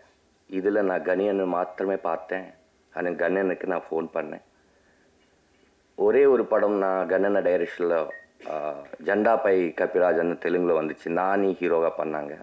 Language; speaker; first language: Tamil; non-native, learner; Telugu